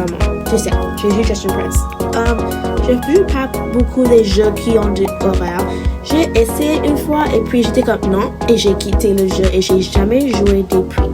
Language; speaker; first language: French; non-native, learner; English